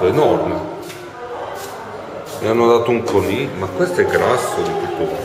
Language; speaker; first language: Italian; native; Italian